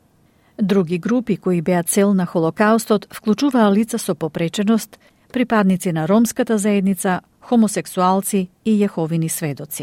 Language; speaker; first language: Macedonian; native; Macedonian